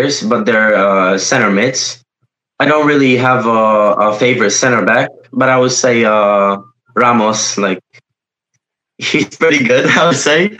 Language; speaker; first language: English; non-native, fluent; Polish